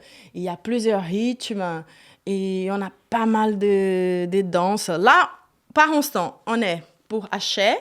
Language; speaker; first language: French; non-native, fluent; Portuguese